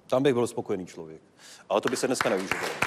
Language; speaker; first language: Czech; native; Czech